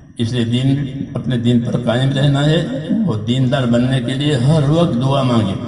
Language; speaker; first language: Urdu; non-native, local second language; Gujarati